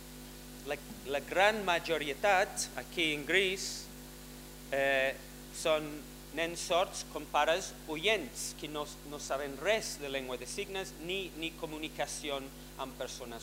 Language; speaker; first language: Catalan; non-native, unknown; English